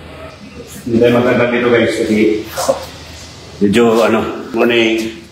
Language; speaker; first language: Filipino; native; Filipino